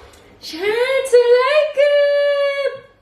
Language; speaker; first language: English; non-native, learner; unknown